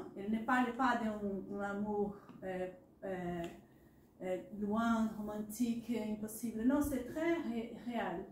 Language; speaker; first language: French; non-native, learner; Portuguese